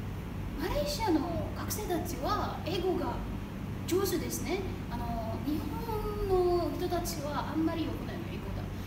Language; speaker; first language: Japanese; non-native, learner; Malay